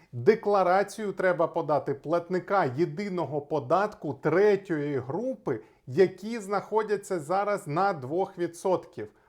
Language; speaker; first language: Ukrainian; non-native, local second language; Russian